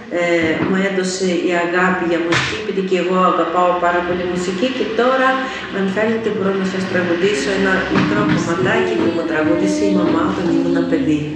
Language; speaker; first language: Greek; non-native, fluent; Ukrainian